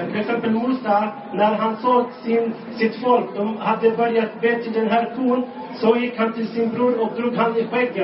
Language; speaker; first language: Swedish; non-native, local second language; Arabic